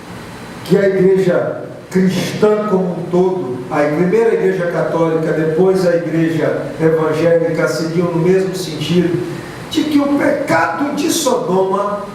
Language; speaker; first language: Portuguese; native; Portuguese